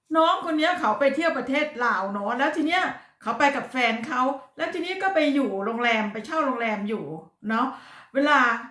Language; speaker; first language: Thai; native; Thai